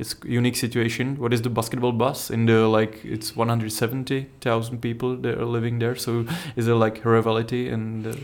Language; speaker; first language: English; non-native, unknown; Czech